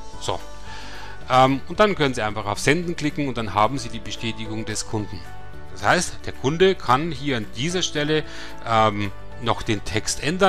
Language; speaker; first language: German; native; German